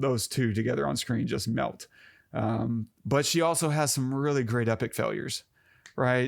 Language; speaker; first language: English; native; English